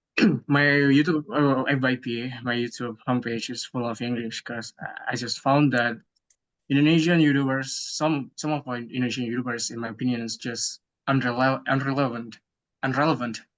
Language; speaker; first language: English; non-native, learner; Indonesian